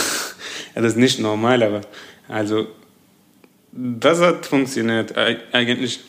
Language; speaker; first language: German; non-native, fluent; Turkish